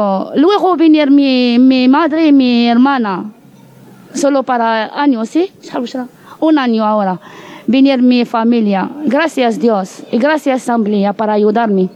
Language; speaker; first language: Spanish; non-native, learner; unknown